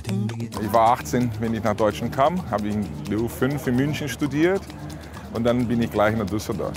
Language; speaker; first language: German; non-native, fluent; Portuguese